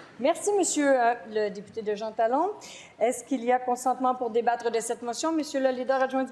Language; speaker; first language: French; native; French